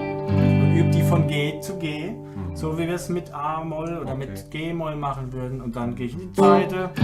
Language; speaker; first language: German; native; German